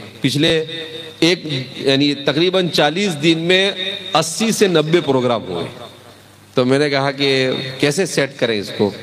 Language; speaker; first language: Urdu; non-native, local second language; Gujarati